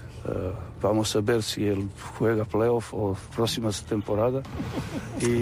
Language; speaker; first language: Spanish; non-native, fluent; Serbian